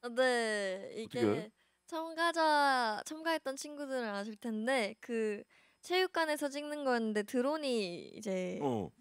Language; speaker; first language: Korean; native; Korean